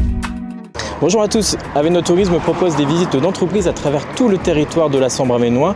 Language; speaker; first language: French; native; French